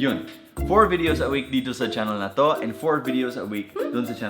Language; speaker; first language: Filipino; non-native, fluent; English